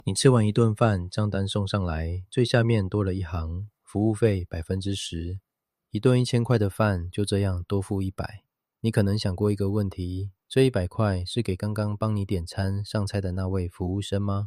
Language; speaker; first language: Chinese; native; Chinese